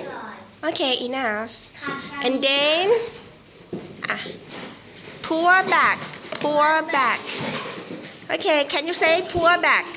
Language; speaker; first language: English; non-native, fluent; Thai